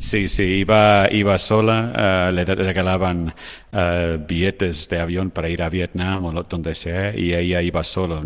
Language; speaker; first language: Spanish; non-native, fluent; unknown